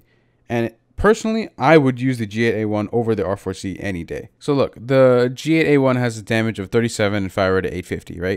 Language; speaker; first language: English; native; English